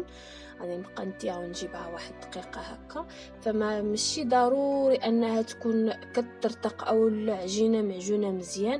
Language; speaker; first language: Arabic; native; Arabic